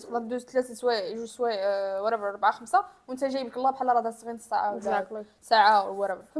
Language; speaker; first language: Arabic; native; Arabic